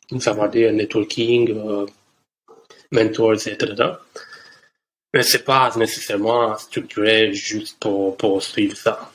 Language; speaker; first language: French; non-native, learner; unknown